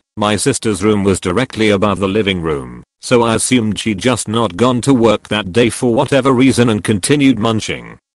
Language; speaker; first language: English; early bilingual, other home language; Serbian